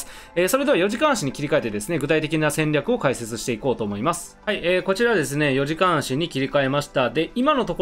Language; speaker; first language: Japanese; native; Japanese